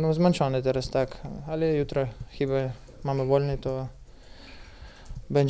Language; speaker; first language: Polish; non-native, learner; Russian